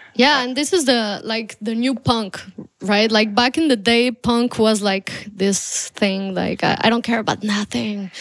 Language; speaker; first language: English; non-native, fluent; Spanish